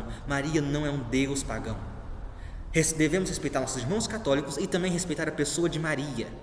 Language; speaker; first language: Portuguese; native; Portuguese